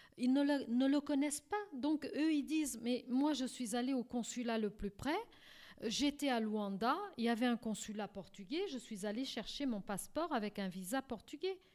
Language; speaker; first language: French; non-native, fluent; Portuguese